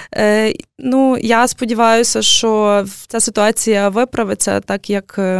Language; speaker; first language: Ukrainian; native; Ukrainian